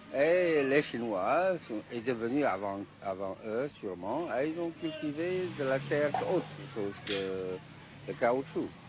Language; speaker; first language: French; non-native, fluent; Chinese